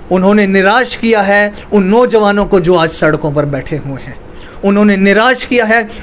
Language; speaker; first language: Hindi; native; Hindi